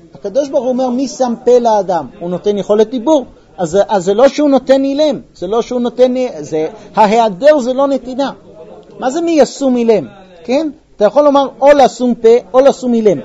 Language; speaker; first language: Hebrew; non-native, fluent; English